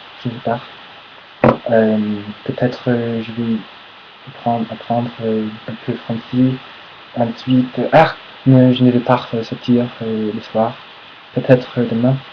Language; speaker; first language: French; non-native, learner; English